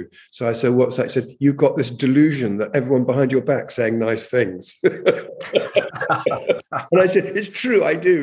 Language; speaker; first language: English; native; English